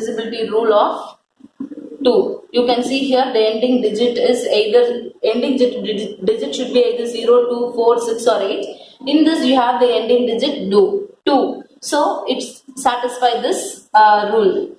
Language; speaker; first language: English; non-native, local second language; Tamil